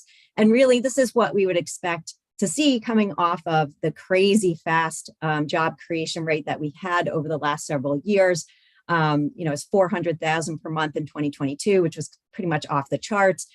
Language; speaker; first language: English; native; English